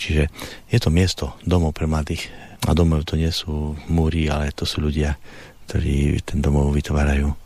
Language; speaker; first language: Slovak; native; Slovak